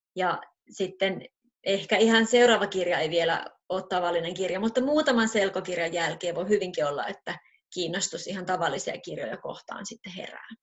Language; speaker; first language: Finnish; native; Finnish